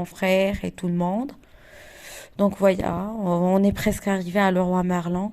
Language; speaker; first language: French; non-native, local second language; Arabic